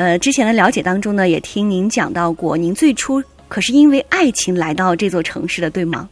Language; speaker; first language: Chinese; native; Chinese